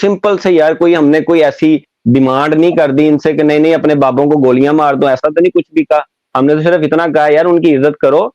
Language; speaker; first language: Urdu; non-native, local second language; Punjabi